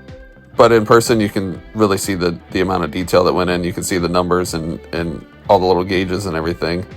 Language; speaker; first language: English; native; English